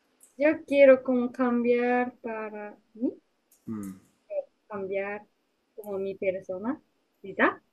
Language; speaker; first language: Spanish; non-native, learner; Japanese